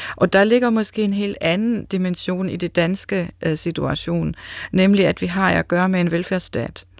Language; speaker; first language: Danish; non-native, fluent; German